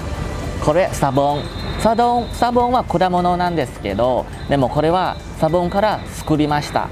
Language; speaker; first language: Japanese; non-native, learner; Thai